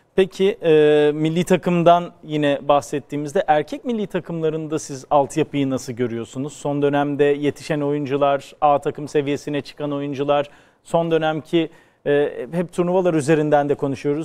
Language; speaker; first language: Turkish; native; Turkish